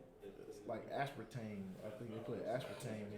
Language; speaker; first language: English; native; English